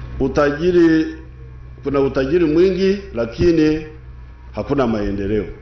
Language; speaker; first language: Swahili; non-native, local second language; Nyankole